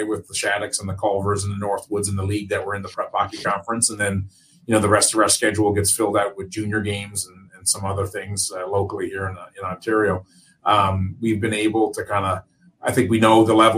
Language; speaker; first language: English; native; English